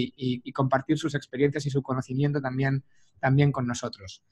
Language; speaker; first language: Spanish; native; Spanish